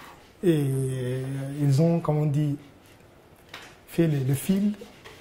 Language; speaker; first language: French; non-native, learner; Arabic